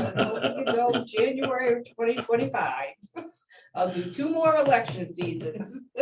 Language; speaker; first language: English; native; English